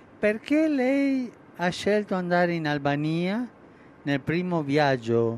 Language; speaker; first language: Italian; non-native, fluent; Spanish